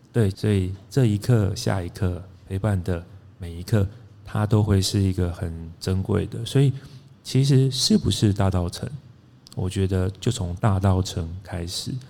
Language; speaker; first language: Chinese; native; Chinese